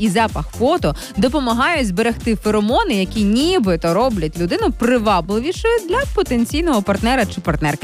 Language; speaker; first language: Ukrainian; native; Ukrainian